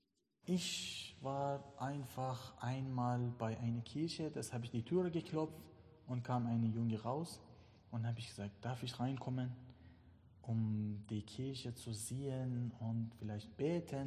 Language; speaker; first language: German; non-native, learner; Persian